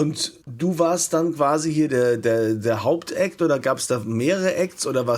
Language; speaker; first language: German; native; German